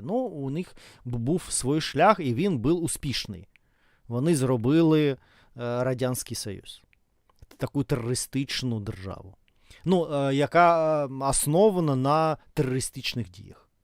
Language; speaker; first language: Ukrainian; non-native, fluent; Russian